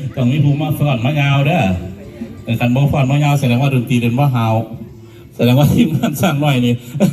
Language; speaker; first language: Thai; native; Thai